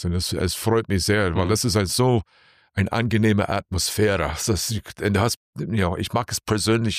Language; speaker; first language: German; non-native, learner; English